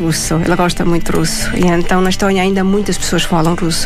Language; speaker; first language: Portuguese; non-native, fluent; Estonian